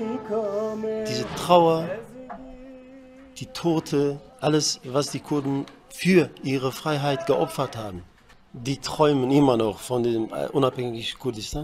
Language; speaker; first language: German; early bilingual, heritage; Kurdish